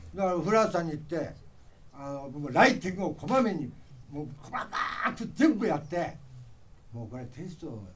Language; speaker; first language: Japanese; native; Japanese